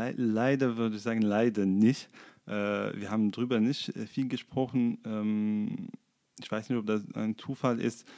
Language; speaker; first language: German; non-native, fluent; Arabic